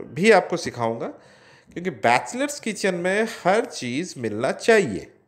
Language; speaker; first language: Hindi; non-native, local second language; Odia